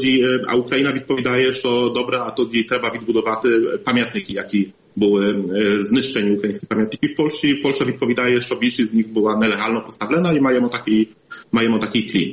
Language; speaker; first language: Polish; non-native, learner; Ukrainian